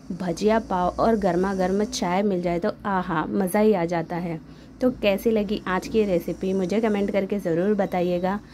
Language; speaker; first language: Hindi; non-native, local second language; Marathi